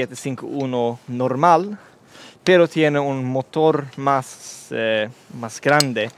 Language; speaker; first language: Spanish; non-native, learner; Swedish